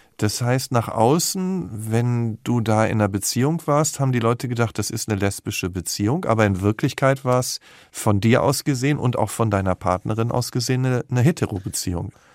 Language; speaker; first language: German; native; German